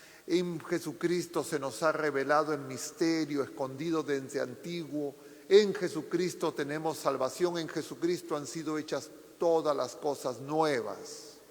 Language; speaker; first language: Spanish; native; Spanish